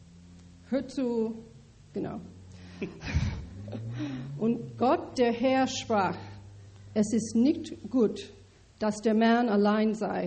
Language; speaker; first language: German; non-native, learner; English